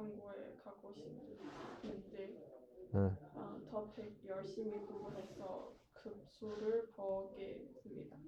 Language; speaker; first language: Korean; non-native, learner; Chinese